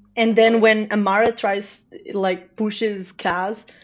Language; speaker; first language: English; non-native, fluent; Portuguese